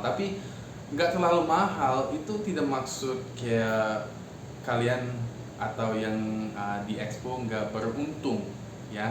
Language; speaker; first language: Indonesian; non-native, fluent; English